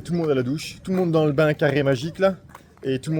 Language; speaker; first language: French; native; French